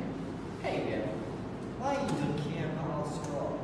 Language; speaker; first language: English; non-native, learner; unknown